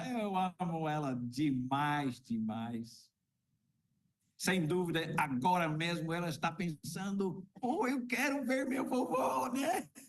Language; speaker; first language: Portuguese; non-native, fluent; English